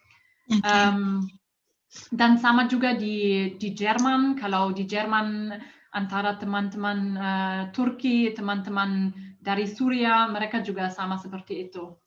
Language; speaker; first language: Indonesian; non-native, fluent; German